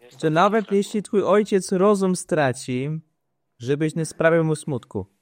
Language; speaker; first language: Polish; native; Polish